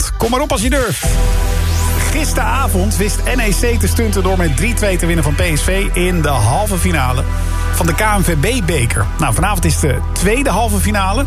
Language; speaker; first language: Dutch; native; Dutch